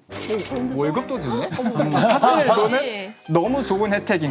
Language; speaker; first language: Korean; native; Korean